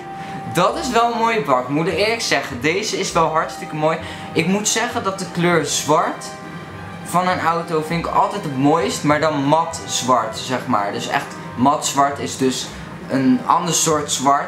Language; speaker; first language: Dutch; native; Dutch